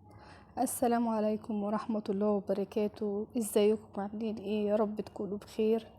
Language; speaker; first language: Arabic; native; Arabic